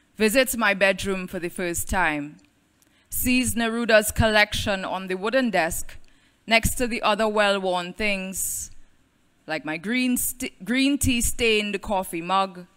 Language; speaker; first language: English; native; English